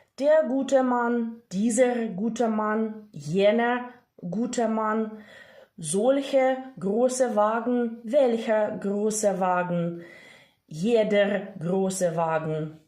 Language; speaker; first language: German; non-native, fluent; Ukrainian